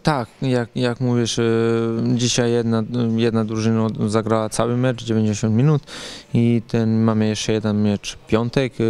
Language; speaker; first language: Polish; non-native, learner; Serbian